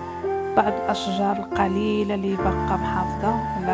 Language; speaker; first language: Arabic; native; Arabic